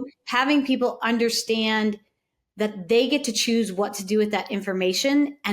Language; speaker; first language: English; native; English